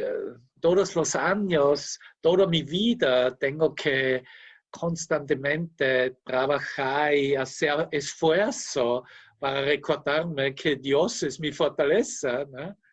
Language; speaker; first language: Spanish; non-native, fluent; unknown